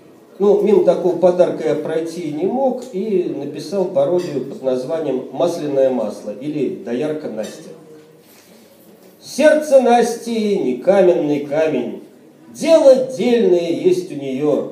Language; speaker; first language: Russian; native; Russian